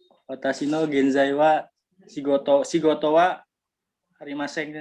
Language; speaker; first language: Japanese; non-native, learner; Indonesian